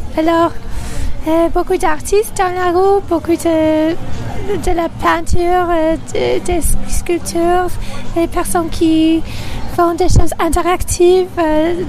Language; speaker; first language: French; non-native, local second language; English